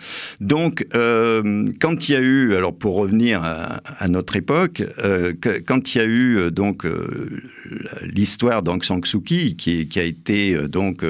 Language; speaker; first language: French; native; French